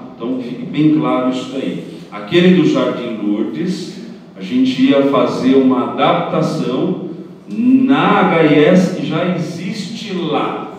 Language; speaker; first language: Portuguese; native; Portuguese